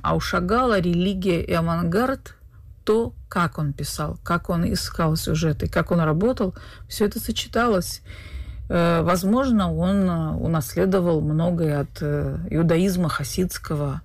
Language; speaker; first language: Russian; native; Russian